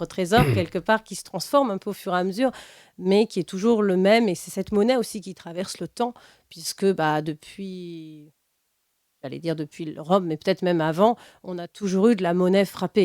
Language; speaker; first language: French; native; French